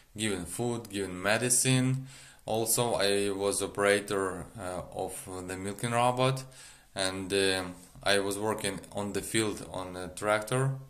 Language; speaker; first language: English; non-native, learner; Ukrainian